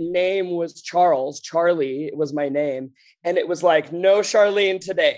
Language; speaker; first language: English; native; English